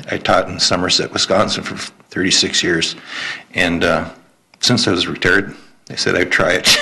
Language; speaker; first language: English; native; English